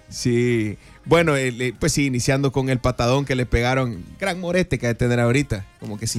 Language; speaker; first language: Spanish; native; Spanish